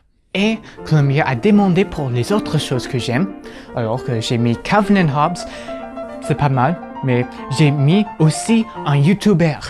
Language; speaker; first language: French; non-native, fluent; English